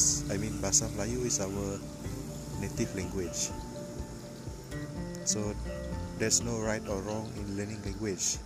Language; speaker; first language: English; non-native, local second language; Malay